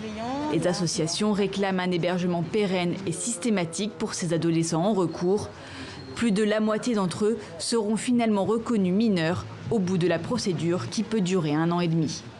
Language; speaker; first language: French; native; French